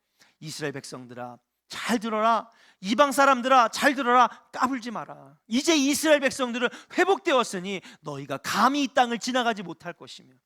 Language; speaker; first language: Korean; native; Korean